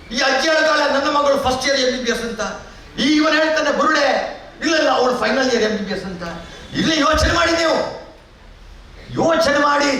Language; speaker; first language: Kannada; native; Kannada